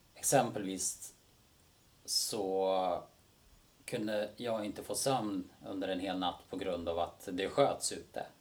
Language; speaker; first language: Swedish; early bilingual, other home language; Bosnian